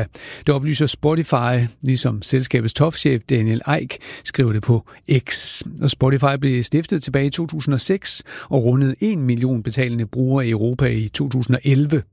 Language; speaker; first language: Danish; native; Danish